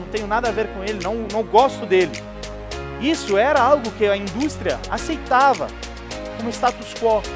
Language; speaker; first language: Portuguese; non-native, fluent; Italian